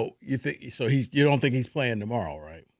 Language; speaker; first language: English; native; English